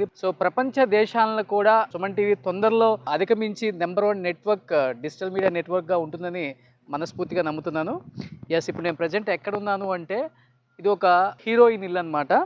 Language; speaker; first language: Telugu; native; Telugu